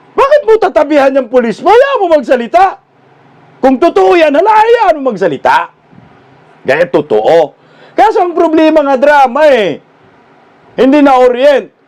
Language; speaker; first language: Filipino; non-native, local second language; Cebuano